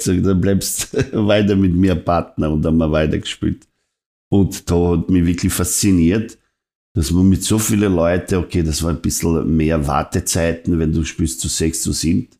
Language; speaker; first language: German; non-native, fluent; Serbian